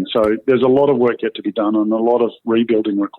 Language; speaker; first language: English; native; English